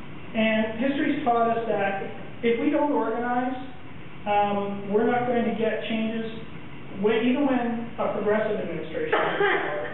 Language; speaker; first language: English; native; English